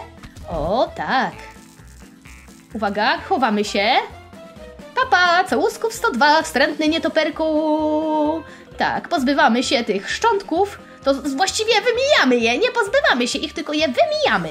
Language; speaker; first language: Polish; native; Polish